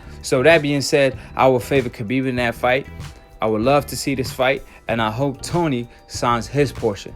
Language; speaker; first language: English; native; English